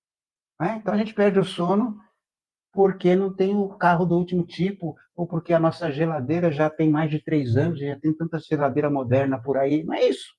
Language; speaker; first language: Portuguese; native; Portuguese